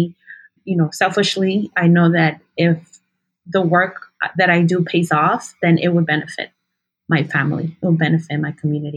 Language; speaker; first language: English; early bilingual, other home language; Spanish